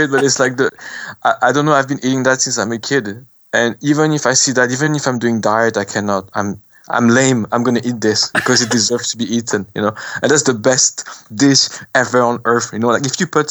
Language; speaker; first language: English; non-native, fluent; French